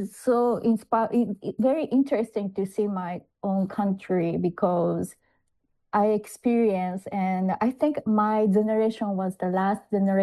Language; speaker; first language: English; non-native, fluent; Japanese